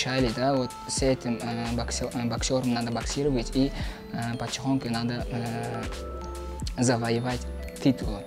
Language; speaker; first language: Russian; non-native, local second language; Uzbek